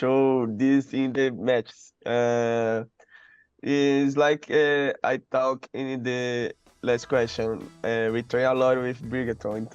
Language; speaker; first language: English; non-native, learner; Portuguese